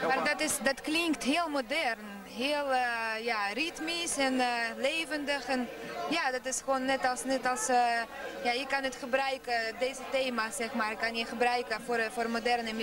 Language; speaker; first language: Dutch; non-native, fluent; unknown